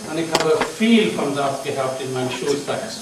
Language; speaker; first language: German; non-native, learner; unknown